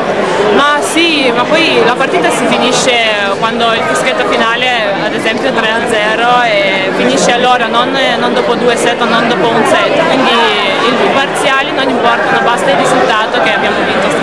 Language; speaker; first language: Italian; non-native, fluent; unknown